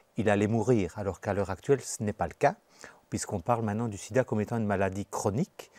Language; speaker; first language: French; native; French